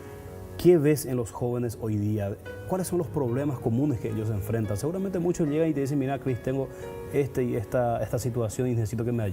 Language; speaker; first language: Spanish; native; Spanish